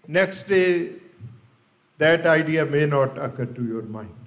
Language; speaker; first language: English; non-native, local second language; Punjabi